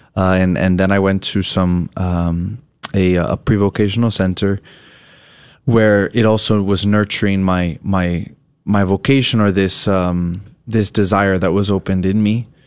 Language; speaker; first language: English; native; English